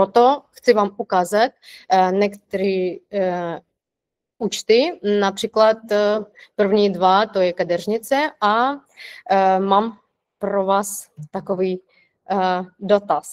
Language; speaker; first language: Czech; non-native, fluent; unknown